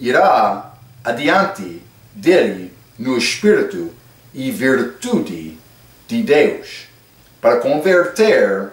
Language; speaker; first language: Portuguese; non-native, fluent; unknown